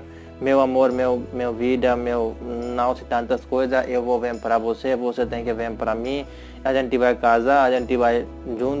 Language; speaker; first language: Portuguese; non-native, learner; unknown